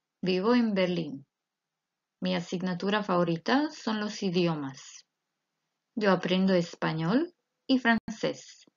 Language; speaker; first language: Spanish; non-native, fluent; Croatian